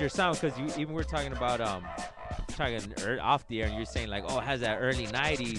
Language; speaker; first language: English; native; English